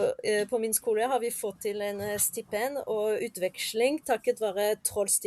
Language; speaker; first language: Norwegian; non-native, fluent; French